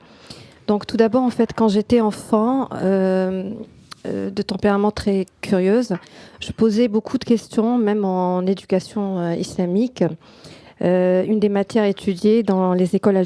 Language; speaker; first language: French; non-native, local second language; Arabic